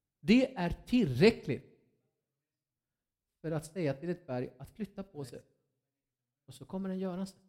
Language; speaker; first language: Swedish; non-native, fluent; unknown